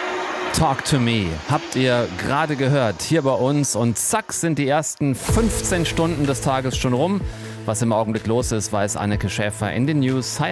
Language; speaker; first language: German; native; German